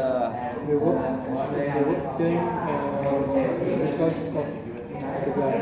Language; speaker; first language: English; non-native, learner; Indonesian